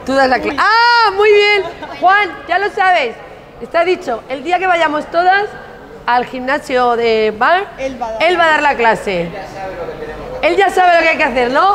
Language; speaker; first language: Spanish; native; Spanish